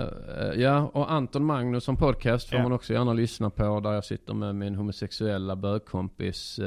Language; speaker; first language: Swedish; native; Swedish